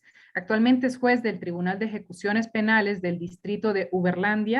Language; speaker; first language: Spanish; native; Spanish